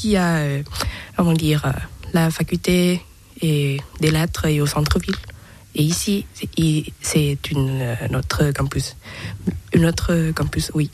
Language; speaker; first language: French; non-native, learner; Thai